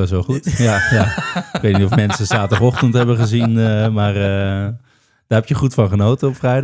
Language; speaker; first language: Dutch; native; Dutch